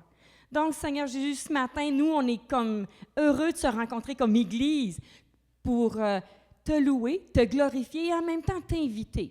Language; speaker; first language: French; native; French